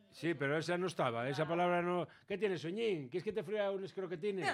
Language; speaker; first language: Spanish; native; Spanish